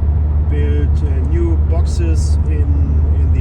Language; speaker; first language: English; non-native, learner; German